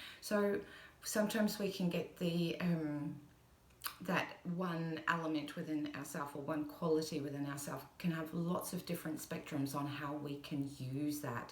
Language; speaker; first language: English; native; English